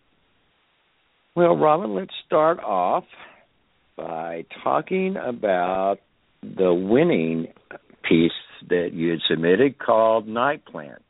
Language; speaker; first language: English; native; English